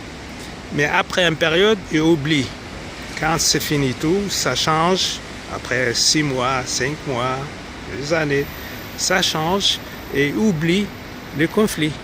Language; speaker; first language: French; non-native, fluent; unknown